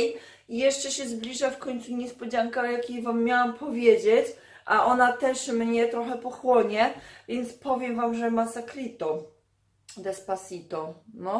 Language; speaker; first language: Polish; native; Polish